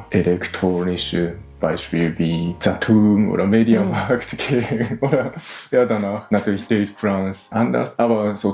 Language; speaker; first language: German; non-native, learner; Japanese